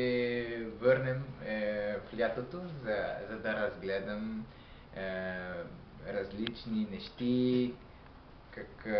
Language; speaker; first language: Bulgarian; non-native, learner; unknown